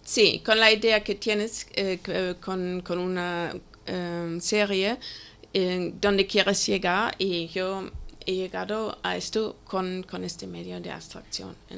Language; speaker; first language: Spanish; non-native, fluent; German